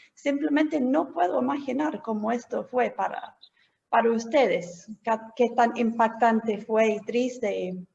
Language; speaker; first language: Spanish; non-native, fluent; English